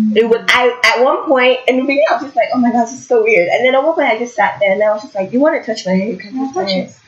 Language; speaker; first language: English; non-native, local second language; Yoruba